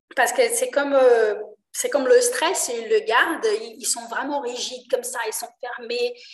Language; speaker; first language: French; non-native, fluent; Portuguese